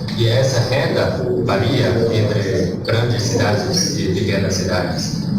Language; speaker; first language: Portuguese; non-native, learner; Chinese